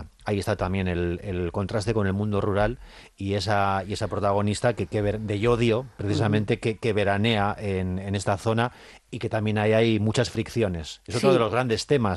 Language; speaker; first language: Spanish; native; Spanish